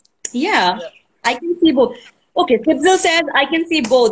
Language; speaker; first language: English; non-native, local second language; Hindi